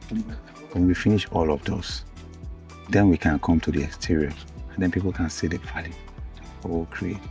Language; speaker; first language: English; non-native, local second language; Igbo